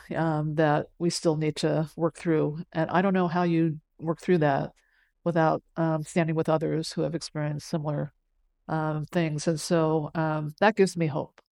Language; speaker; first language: English; early bilingual, other home language; Cantonese